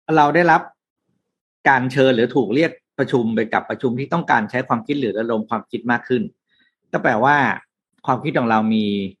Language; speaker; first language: Thai; native; Thai